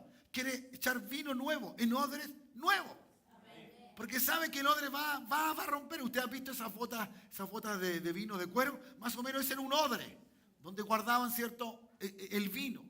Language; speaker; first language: Spanish; native; Spanish